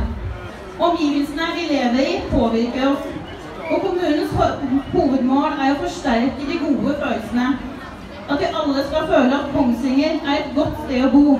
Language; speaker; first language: Norwegian; native; Norwegian